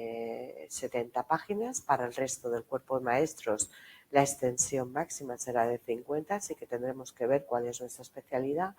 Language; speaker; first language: Spanish; native; Spanish